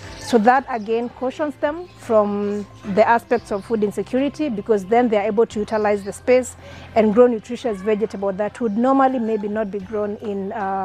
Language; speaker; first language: English; non-native, local second language; Kikuyu